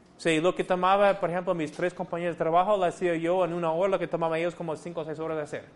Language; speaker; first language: Spanish; non-native, fluent; English